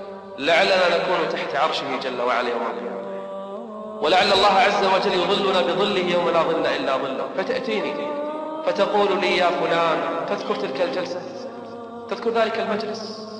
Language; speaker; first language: Arabic; native; Arabic